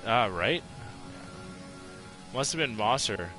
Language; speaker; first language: English; native; English